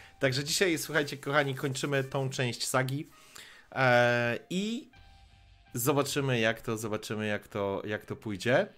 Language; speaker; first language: Polish; native; Polish